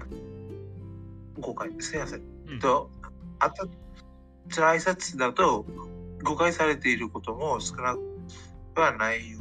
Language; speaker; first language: Japanese; non-native, fluent; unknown